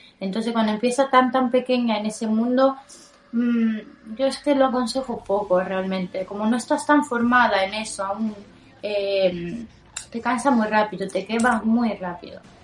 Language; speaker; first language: Spanish; non-native, fluent; Italian